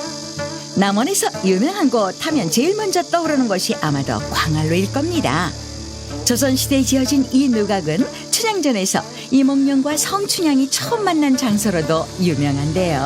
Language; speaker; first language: Korean; native; Korean